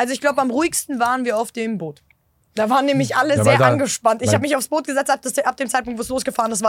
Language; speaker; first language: German; native; German